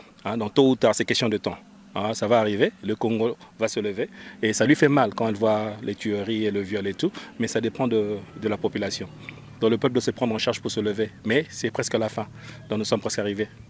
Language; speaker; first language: French; non-native, local second language; Lingala